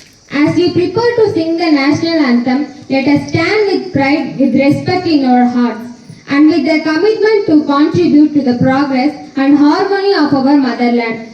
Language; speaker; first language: English; non-native, local second language; Tamil